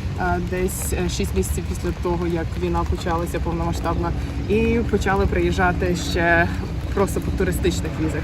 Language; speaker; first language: Ukrainian; early bilingual, heritage; Ukrainian